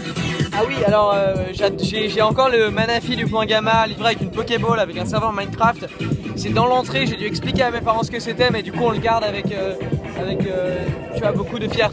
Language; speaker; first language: French; native; French